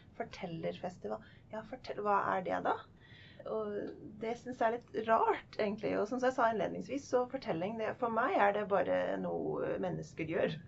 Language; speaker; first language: Norwegian; non-native, fluent; English